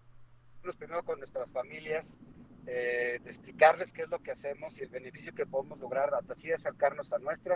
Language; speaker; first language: Spanish; native; Spanish